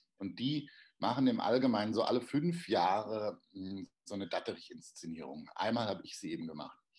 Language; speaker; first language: German; native; German